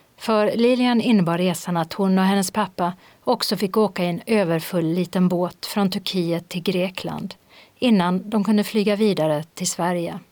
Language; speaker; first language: Swedish; native; Swedish